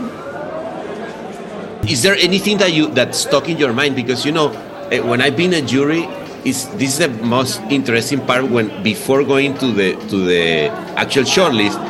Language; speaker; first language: English; non-native, fluent; Spanish